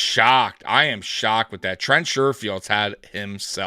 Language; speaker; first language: English; native; English